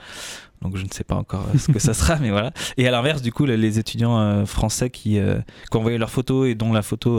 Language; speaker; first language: French; native; French